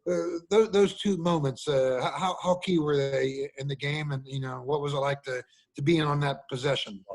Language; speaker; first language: English; native; English